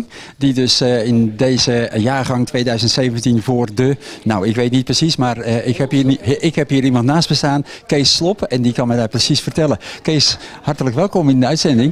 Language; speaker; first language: Dutch; native; Dutch